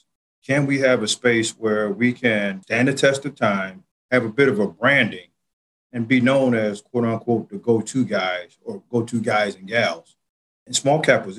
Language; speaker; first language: English; native; English